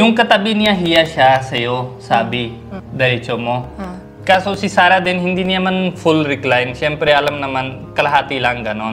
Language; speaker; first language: Filipino; non-native, learner; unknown